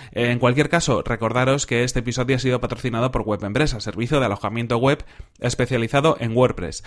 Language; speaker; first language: Spanish; native; Spanish